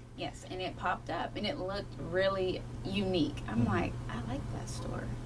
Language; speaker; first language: English; native; English